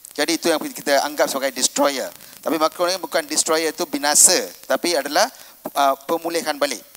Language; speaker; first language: Malay; non-native, local second language; Tamil